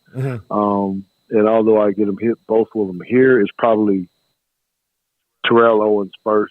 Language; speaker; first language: English; native; English